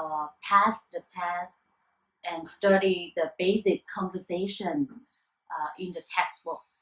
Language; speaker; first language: English; non-native, learner; Vietnamese